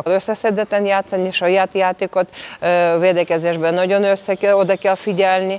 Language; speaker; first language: Hungarian; non-native, fluent; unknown